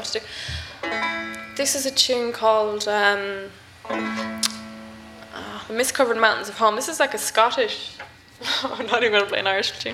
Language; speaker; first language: English; native; English